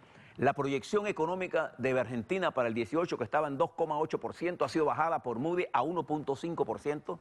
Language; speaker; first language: Spanish; native; Spanish